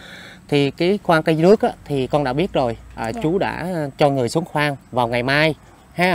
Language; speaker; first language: Vietnamese; native; Vietnamese